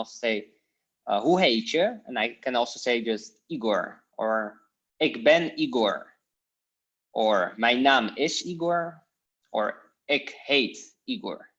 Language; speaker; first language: Dutch; non-native, fluent; Polish